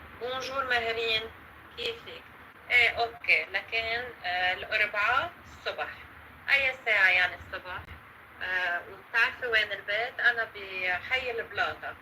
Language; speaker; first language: Arabic; non-native, learner; Bangla